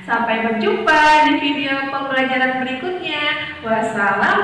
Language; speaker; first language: Indonesian; native; Indonesian